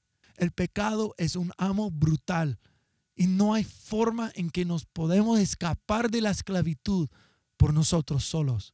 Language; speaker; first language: Spanish; non-native, fluent; English